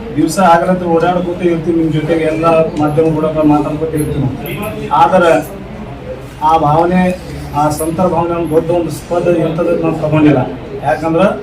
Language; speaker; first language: Kannada; non-native, local second language; Lambadi